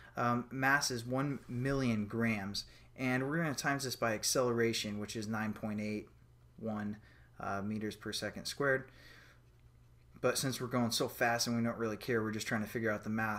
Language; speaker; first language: English; native; English